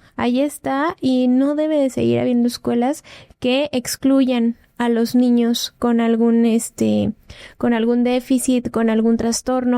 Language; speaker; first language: Spanish; native; Spanish